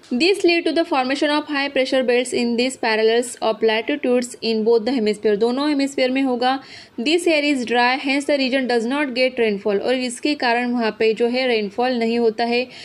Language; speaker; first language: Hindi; non-native, local second language; Marathi